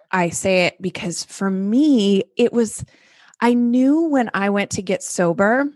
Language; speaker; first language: English; native; English